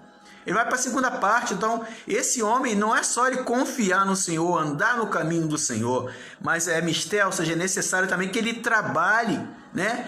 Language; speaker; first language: Portuguese; native; Portuguese